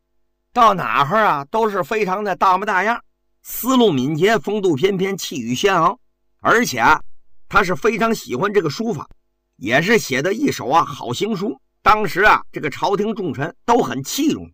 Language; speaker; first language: Chinese; native; Chinese